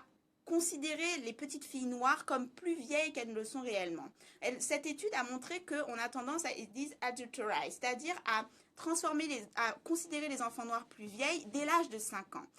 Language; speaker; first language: French; native; French